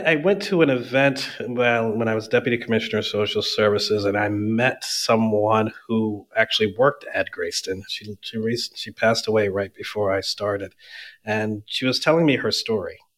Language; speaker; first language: English; native; English